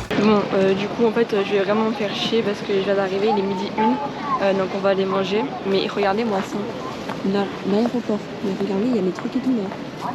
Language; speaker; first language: French; native; French